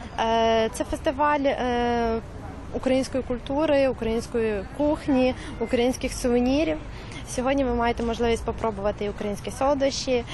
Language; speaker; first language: Ukrainian; native; Ukrainian